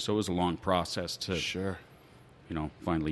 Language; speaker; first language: English; native; English